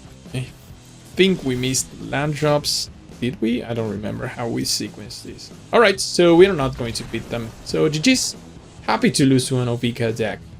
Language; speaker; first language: English; non-native, fluent; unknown